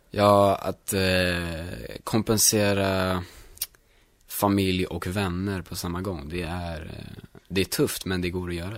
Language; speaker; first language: Swedish; native; Swedish